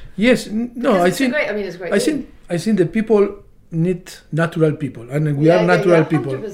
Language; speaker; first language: English; non-native, learner; Spanish